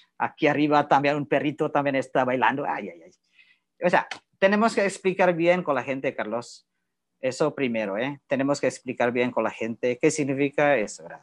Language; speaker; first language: Spanish; non-native, learner; Indonesian